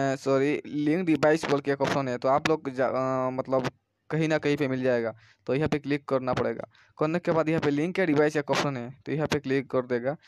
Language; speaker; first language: Hindi; non-native, local second language; Bangla